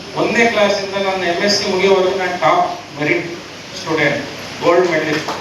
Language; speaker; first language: Kannada; native; Kannada